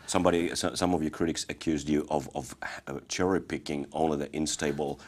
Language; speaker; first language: English; non-native, fluent; Finnish